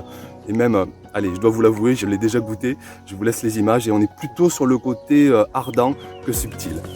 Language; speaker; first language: French; native; French